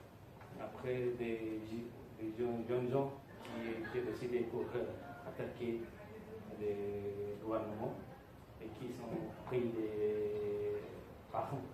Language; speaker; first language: French; non-native, learner; Tamil